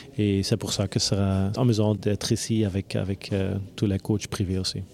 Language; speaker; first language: French; non-native, local second language; Dutch